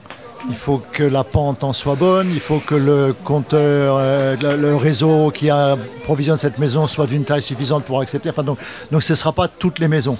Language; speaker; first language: French; native; French